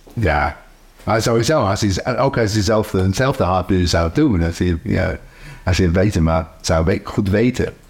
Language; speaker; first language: Dutch; non-native, fluent; English